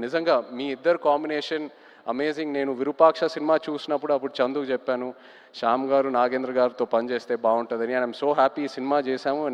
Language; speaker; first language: Telugu; native; Telugu